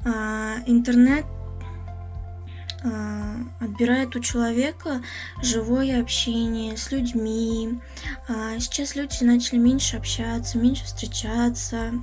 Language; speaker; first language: Russian; non-native, local second language; Kazakh